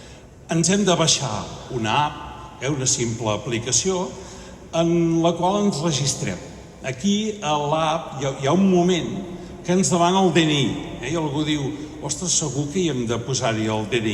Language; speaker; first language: Catalan; native; Catalan